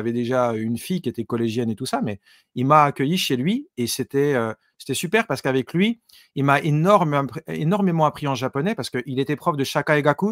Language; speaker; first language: French; native; French